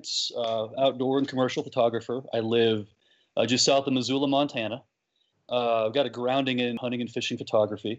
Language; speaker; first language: English; native; English